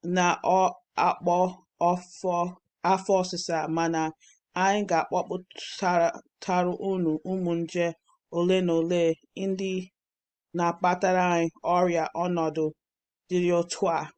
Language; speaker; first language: Igbo; non-native, learner; English